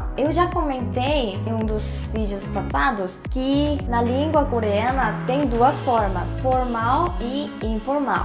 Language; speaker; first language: Portuguese; non-native, fluent; Korean